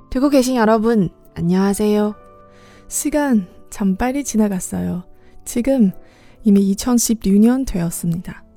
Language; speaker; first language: Korean; non-native, fluent; Chinese